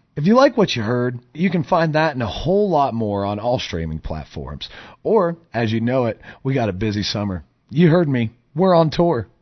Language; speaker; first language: English; native; English